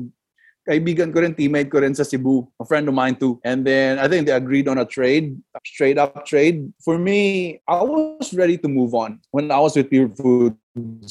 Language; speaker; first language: English; non-native, local second language; Cebuano